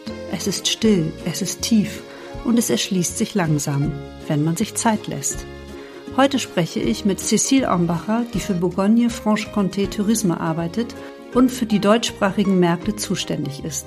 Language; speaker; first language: German; native; German